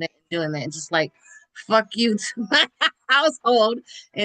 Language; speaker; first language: English; native; English